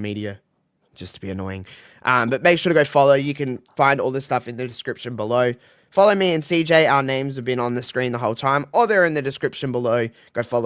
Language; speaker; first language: English; native; English